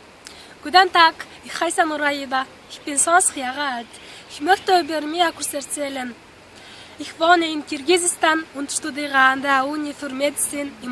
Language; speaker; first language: German; non-native, learner; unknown